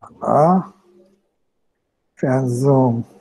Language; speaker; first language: French; non-native, local second language; Arabic